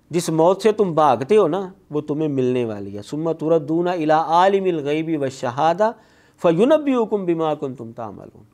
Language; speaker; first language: Urdu; non-native, local second language; Punjabi